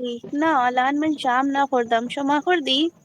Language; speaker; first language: Persian; non-native, learner; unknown